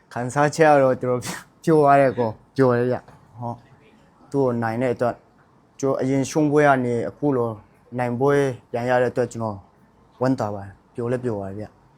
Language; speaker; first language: Burmese; non-native, local second language; Hakha Chin